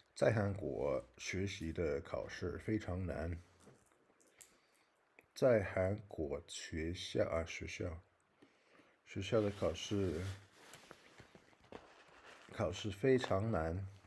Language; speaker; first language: Chinese; non-native, learner; English